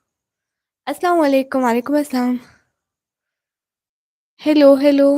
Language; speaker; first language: Hindi; non-native, local second language; Punjabi